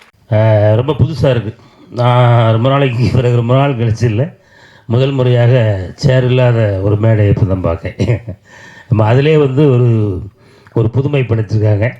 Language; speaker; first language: Tamil; native; Tamil